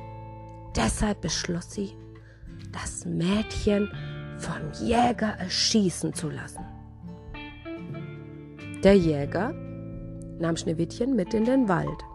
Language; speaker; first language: German; native; German